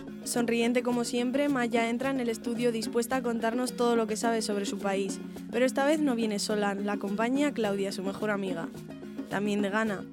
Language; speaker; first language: Spanish; native; Spanish